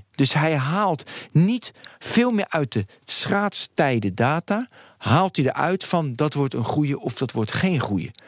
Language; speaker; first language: Dutch; native; Dutch